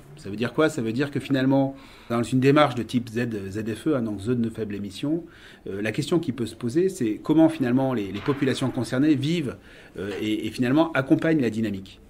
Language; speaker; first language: French; native; French